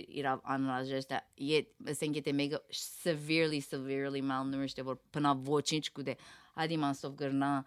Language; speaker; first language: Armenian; early bilingual, heritage; Armenian